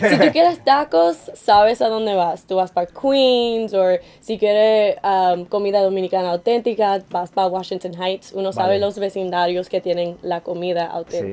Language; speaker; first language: Spanish; early bilingual, heritage; Spanish